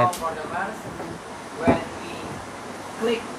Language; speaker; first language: English; non-native, learner; Indonesian